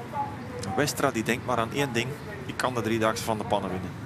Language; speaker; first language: Dutch; native; Dutch